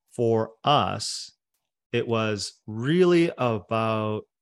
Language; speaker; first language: English; non-native, fluent; Cantonese